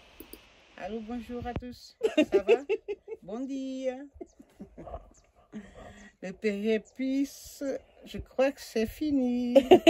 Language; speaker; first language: French; non-native, learner; Portuguese